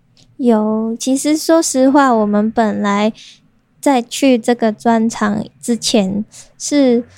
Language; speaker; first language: Chinese; non-native, local second language; Cantonese